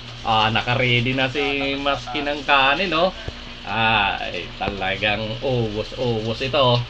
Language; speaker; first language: Filipino; non-native, local second language; Hiligaynon